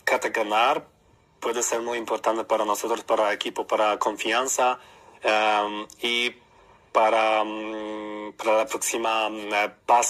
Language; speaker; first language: Spanish; non-native, learner; Polish